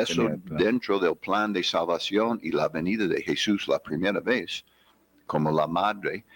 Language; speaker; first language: Spanish; non-native, fluent; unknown